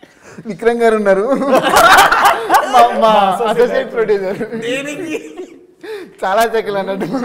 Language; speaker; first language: Telugu; native; Telugu